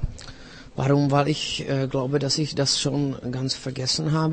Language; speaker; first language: German; non-native, fluent; Czech